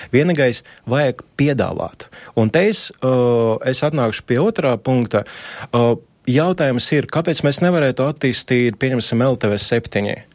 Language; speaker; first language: Latvian; non-native, local second language; Russian